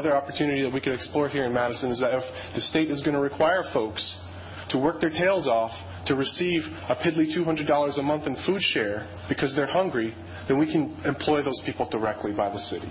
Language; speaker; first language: English; native; English